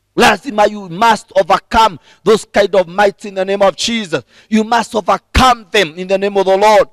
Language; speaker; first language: English; non-native, local second language; Swahili